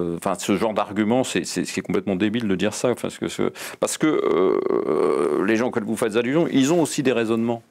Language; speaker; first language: French; native; French